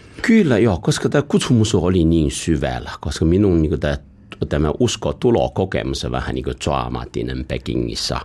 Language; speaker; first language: Finnish; non-native, fluent; Chinese